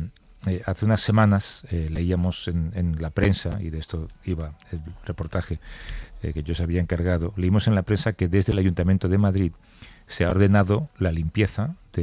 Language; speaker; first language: Spanish; native; Spanish